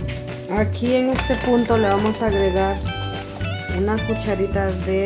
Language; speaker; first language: Spanish; native; Spanish